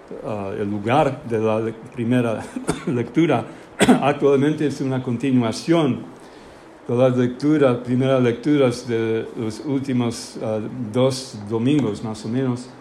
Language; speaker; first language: Spanish; non-native, fluent; English